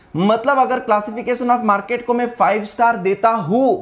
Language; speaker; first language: Hindi; non-native, local second language; Marathi